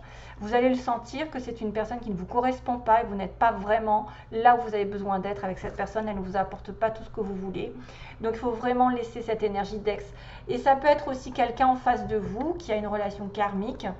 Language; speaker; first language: French; native; French